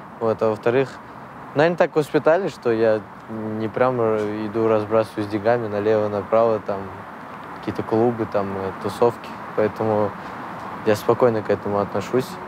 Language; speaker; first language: Russian; early bilingual, other home language; Armenian